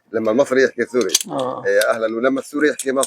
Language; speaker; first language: Arabic; native; Arabic